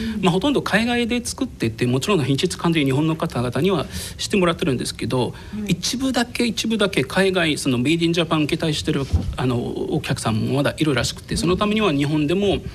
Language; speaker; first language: Japanese; non-native, fluent; Arabic